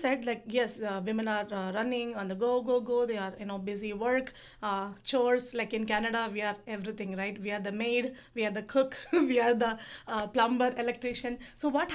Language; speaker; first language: English; non-native, local second language; Tamil